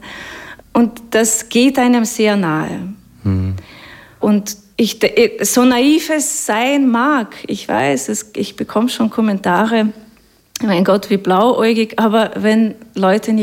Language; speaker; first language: German; non-native, fluent; Russian